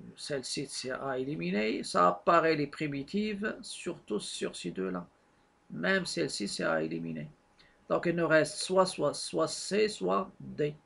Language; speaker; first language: French; non-native, local second language; Arabic